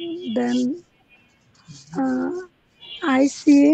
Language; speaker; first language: English; non-native, learner; Bangla